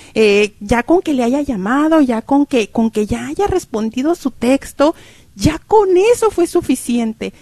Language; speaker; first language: Spanish; native; Spanish